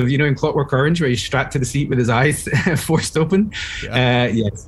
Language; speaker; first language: English; native; English